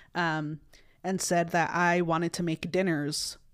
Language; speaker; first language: English; early bilingual, other home language; Spanish